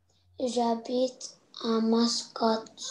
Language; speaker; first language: French; non-native, learner; Arabic